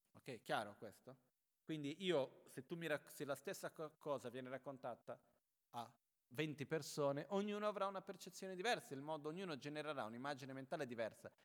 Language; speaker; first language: Italian; non-native, fluent; Portuguese